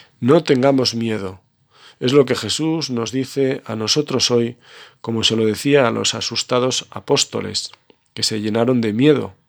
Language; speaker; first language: Spanish; native; Spanish